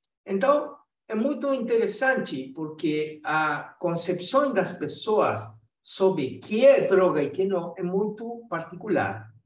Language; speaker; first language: Portuguese; non-native, fluent; Spanish